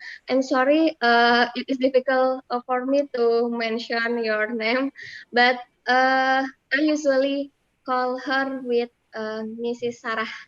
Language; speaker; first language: English; non-native, fluent; Indonesian